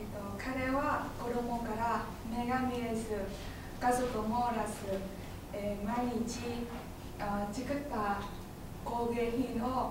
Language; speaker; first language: Japanese; non-native, learner; Vietnamese